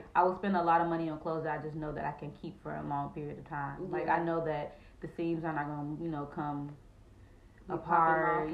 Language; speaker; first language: English; native; English